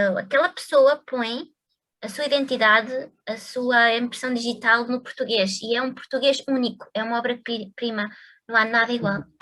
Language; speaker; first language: Portuguese; native; Portuguese